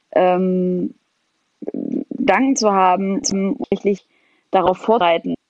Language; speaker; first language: German; non-native, fluent; Arabic